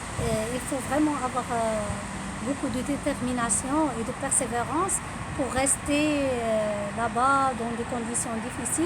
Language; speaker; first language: French; non-native, local second language; Arabic